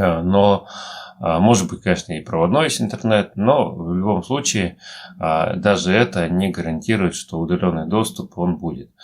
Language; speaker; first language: Russian; native; Russian